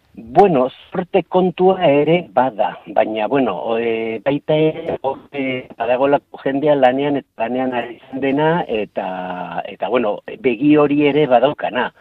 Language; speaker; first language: Basque; native; Basque